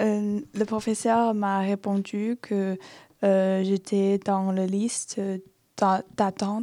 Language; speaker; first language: French; non-native, fluent; Chinese